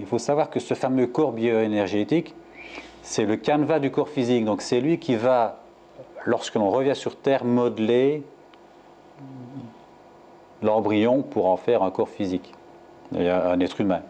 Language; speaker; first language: French; native; French